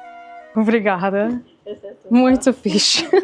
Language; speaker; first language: Portuguese; non-native, learner; English